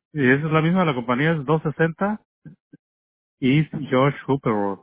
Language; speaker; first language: Spanish; native; Spanish